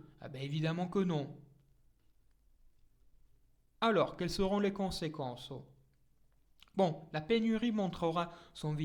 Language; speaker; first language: French; native; French